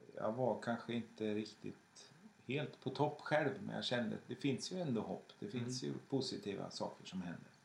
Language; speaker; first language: Swedish; native; Swedish